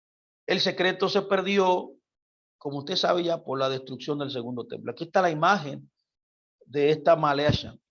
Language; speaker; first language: Spanish; native; Spanish